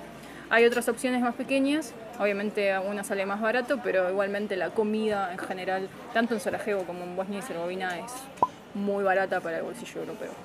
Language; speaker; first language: Spanish; native; Spanish